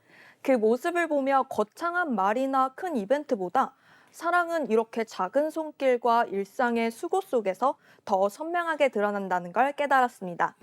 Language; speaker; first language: Korean; native; Korean